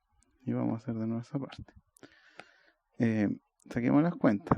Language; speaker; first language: Spanish; native; Spanish